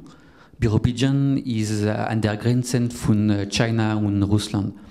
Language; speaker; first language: German; non-native, learner; French